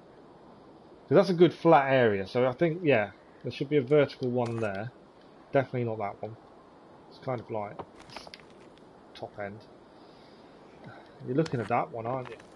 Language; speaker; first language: English; native; English